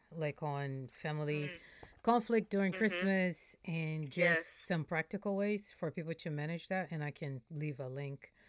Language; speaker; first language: English; non-native, fluent; Portuguese